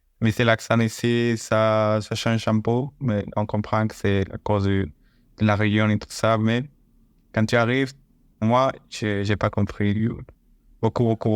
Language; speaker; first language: French; non-native, learner; Spanish